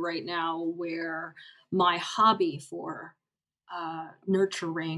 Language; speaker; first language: English; native; English